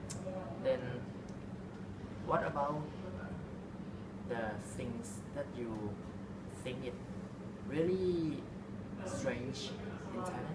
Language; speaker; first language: English; non-native, learner; Thai